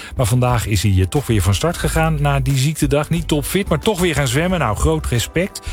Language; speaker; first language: Dutch; native; Dutch